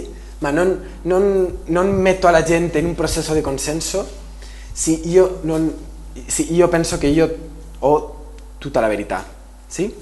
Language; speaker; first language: Italian; non-native, learner; Spanish